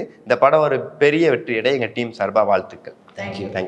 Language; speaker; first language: Tamil; native; Tamil